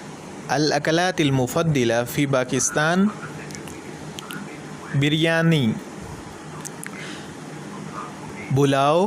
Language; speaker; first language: Arabic; non-native, learner; Urdu